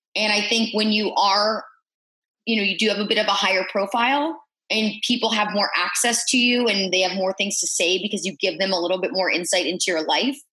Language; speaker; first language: English; native; English